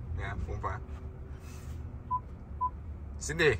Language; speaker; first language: English; non-native, learner; Vietnamese